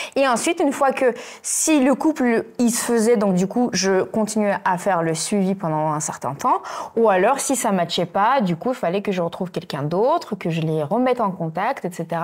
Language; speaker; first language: French; non-native, fluent; Russian